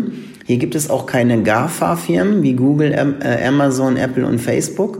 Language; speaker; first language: German; native; German